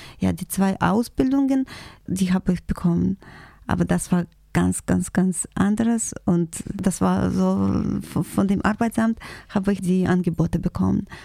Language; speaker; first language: German; non-native, fluent; Russian